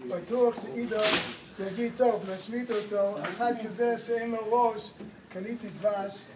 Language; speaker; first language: Hebrew; non-native, fluent; English